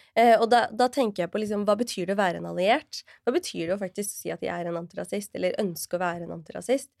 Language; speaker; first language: Norwegian; early bilingual, other home language; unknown